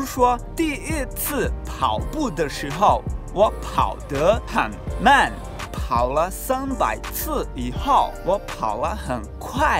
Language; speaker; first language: Chinese; non-native, fluent; Portuguese